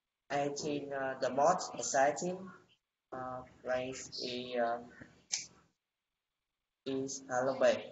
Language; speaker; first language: English; non-native, learner; Vietnamese